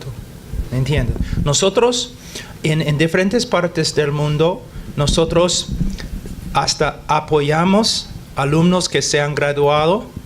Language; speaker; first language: Spanish; non-native, fluent; English